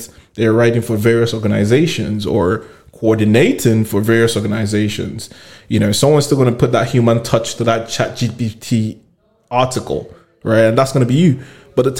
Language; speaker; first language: English; non-native, local second language; Yoruba